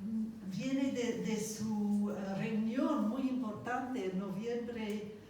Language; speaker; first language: Spanish; non-native, fluent; English